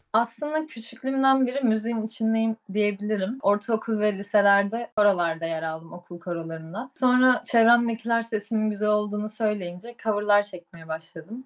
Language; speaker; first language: Turkish; native; Turkish